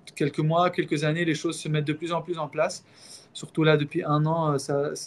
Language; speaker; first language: French; non-native, local second language; Arabic